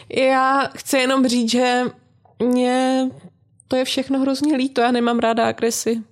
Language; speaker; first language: Czech; native; Czech